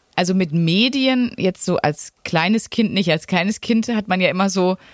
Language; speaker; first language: German; native; German